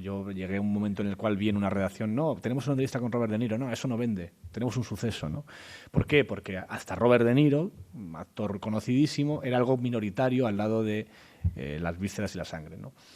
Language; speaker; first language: Spanish; native; Spanish